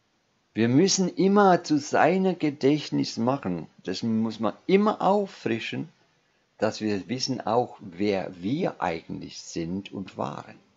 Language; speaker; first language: German; non-native, fluent; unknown